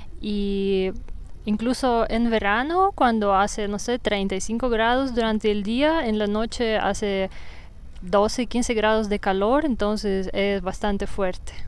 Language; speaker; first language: Spanish; non-native, fluent; Russian